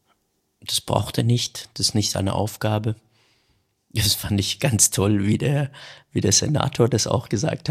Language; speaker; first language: German; non-native, fluent; Persian